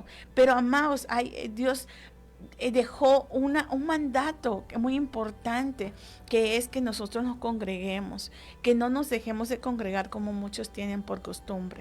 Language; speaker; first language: Spanish; native; Spanish